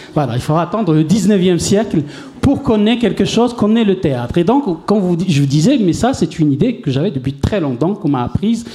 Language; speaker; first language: French; non-native, local second language; Arabic